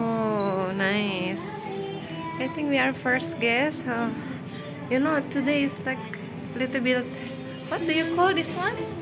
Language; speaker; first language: English; non-native, learner; Indonesian